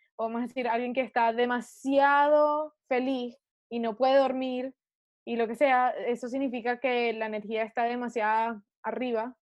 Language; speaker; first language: Spanish; early bilingual, heritage; Spanish